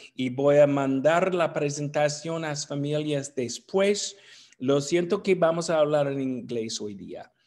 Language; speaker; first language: Spanish; non-native, learner; English